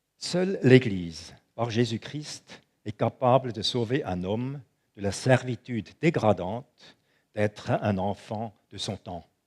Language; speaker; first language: French; non-native, local second language; German